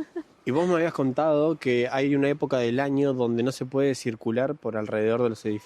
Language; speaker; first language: Spanish; native; Spanish